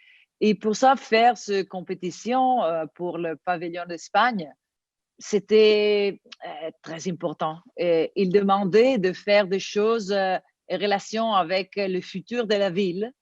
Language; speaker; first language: French; non-native, learner; Italian